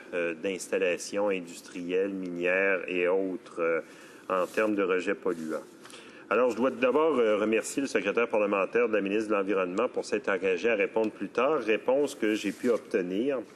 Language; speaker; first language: French; native; French